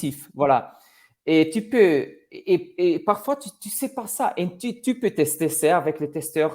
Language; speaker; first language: French; non-native, learner; Portuguese